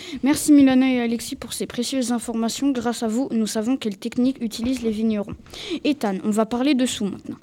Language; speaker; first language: French; native; French